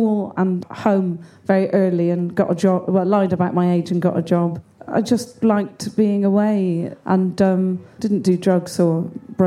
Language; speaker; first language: English; native; English